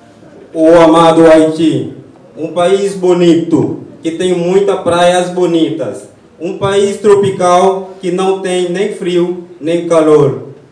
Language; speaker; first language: Portuguese; non-native, learner; Haitian Creole